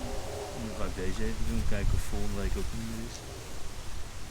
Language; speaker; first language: Dutch; native; Dutch